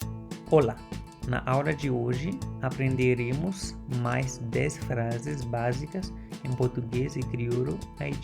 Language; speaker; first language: Portuguese; non-native, fluent; Haitian Creole